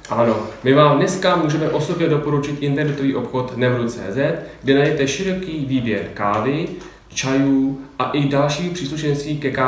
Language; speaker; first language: Czech; native; Czech